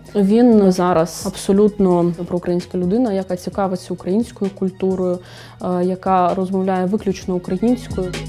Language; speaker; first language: Ukrainian; native; Ukrainian